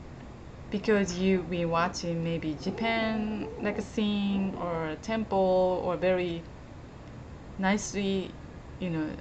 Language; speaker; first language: English; non-native, fluent; Japanese